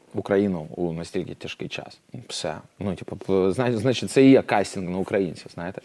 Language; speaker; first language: Ukrainian; non-native, local second language; Russian